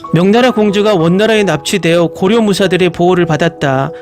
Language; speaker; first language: Korean; native; Korean